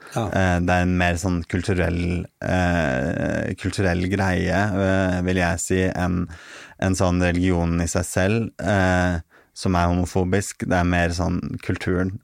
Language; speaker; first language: Norwegian; early bilingual, other home language; Arabic